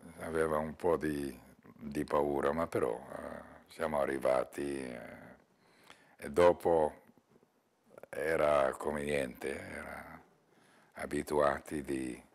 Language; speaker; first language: Italian; non-native, learner; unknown